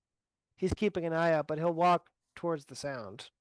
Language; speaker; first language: English; native; English